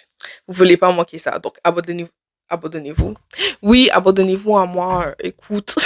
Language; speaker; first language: French; native; French